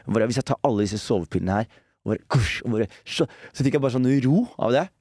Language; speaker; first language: Norwegian; native; Norwegian